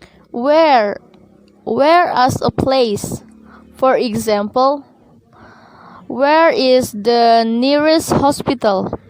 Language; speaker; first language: English; non-native, learner; Indonesian